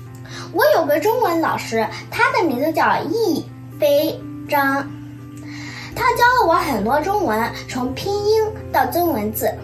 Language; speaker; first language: Chinese; early bilingual, heritage; Chinese